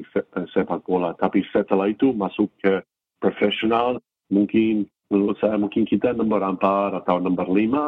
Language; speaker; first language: Indonesian; non-native, fluent; English